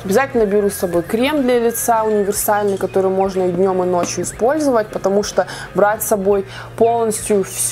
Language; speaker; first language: Russian; native; Russian